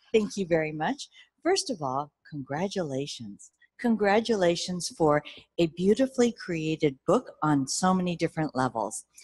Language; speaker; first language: English; early bilingual, other home language; Japanese